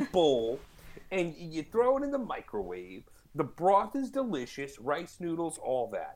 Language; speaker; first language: English; native; English